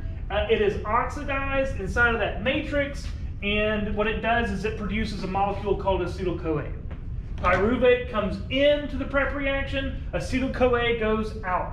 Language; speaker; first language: English; native; English